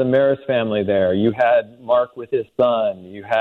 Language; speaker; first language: English; native; English